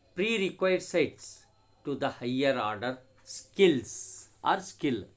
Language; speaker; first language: English; non-native, local second language; Kannada